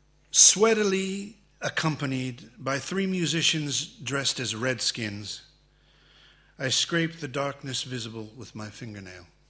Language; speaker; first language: English; early bilingual, other home language; Spanish